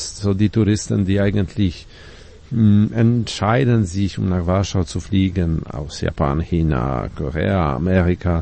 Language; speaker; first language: German; non-native, fluent; Polish